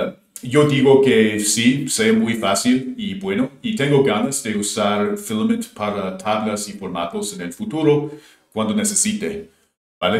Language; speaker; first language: Spanish; non-native, fluent; English